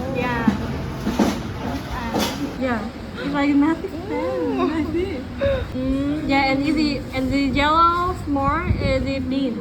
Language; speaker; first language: English; non-native, fluent; Vietnamese